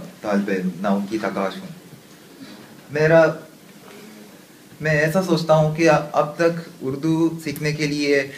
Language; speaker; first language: Hindi; non-native, learner; Japanese